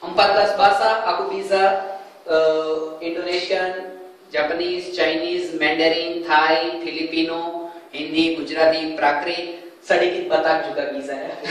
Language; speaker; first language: Indonesian; non-native, fluent; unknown